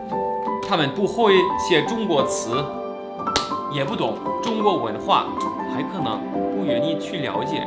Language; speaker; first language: Chinese; non-native, fluent; German